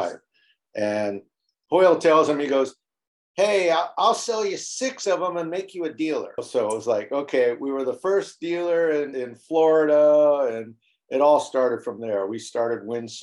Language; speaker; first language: English; native; English